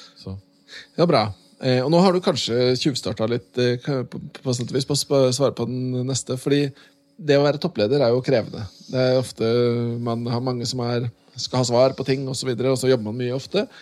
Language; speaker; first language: Norwegian; native; Norwegian